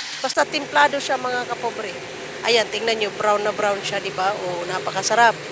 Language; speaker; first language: Filipino; non-native, local second language; Cebuano